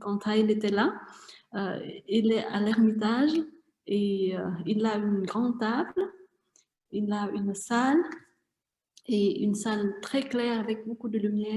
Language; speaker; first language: French; non-native, fluent; Vietnamese